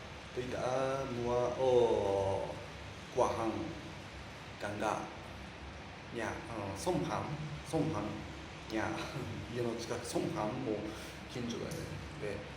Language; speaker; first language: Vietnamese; non-native, learner; Japanese